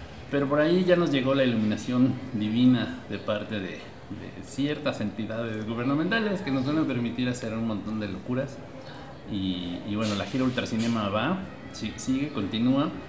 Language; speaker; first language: Spanish; native; Spanish